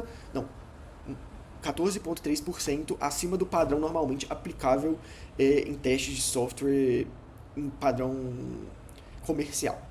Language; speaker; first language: Portuguese; native; Portuguese